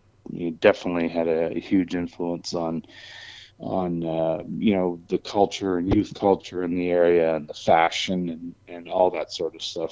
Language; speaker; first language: English; native; English